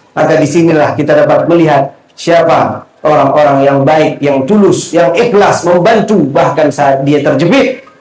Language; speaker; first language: Malay; non-native, local second language; Achinese